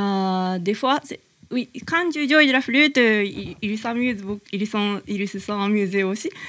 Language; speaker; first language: French; non-native, learner; Japanese